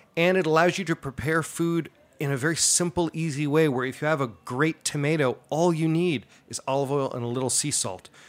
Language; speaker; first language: English; native; English